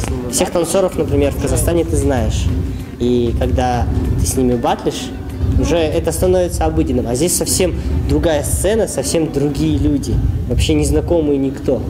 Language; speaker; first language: Russian; native; Russian